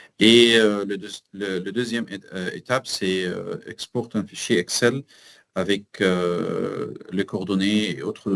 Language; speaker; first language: French; non-native, learner; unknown